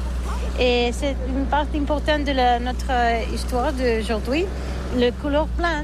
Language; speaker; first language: French; non-native, learner; Catalan